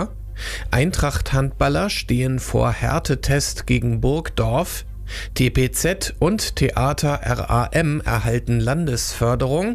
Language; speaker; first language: German; native; German